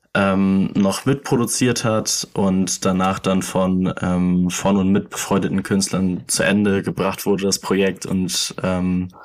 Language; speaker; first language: German; native; German